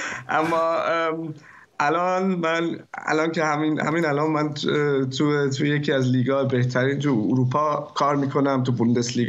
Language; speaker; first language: Persian; early bilingual, heritage; German